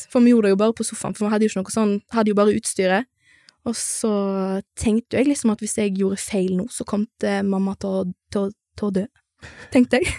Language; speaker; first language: Norwegian; native; Norwegian